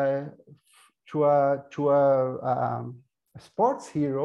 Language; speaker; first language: English; non-native, fluent; Portuguese